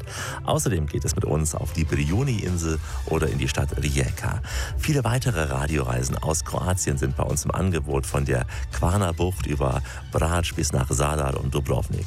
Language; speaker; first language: German; native; German